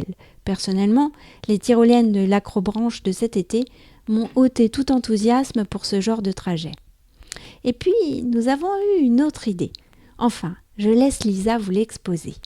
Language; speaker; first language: French; native; French